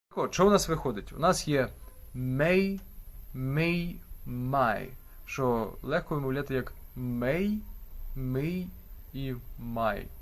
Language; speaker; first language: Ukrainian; native; Ukrainian